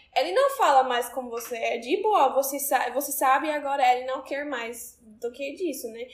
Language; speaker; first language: Portuguese; non-native, learner; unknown